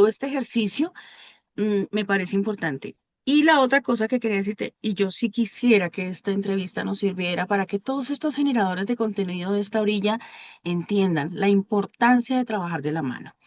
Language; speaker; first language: Spanish; native; Spanish